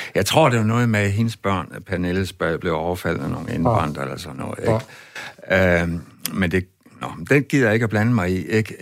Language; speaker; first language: Danish; native; Danish